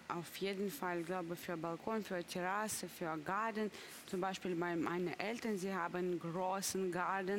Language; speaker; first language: German; non-native, learner; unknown